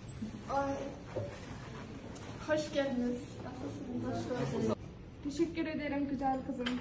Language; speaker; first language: Turkish; non-native, learner; Kazakh